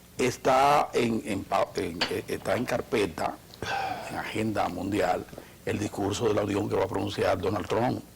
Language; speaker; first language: Spanish; native; Spanish